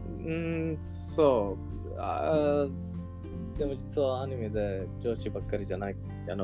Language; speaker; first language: Japanese; non-native, learner; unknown